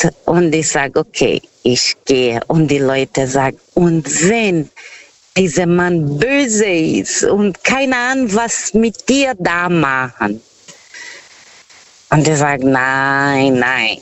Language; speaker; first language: German; non-native, learner; Portuguese